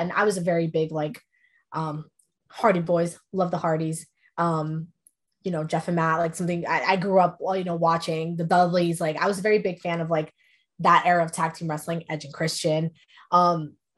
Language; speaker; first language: English; early bilingual, other home language; Spanish